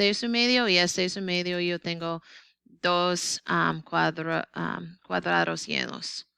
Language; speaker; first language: Spanish; non-native, learner; English